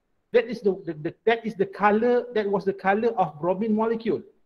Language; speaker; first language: English; non-native, local second language; Malay